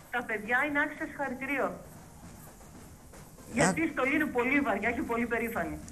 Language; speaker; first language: Greek; native; Greek